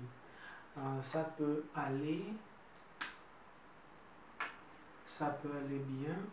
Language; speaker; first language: French; non-native, fluent; Russian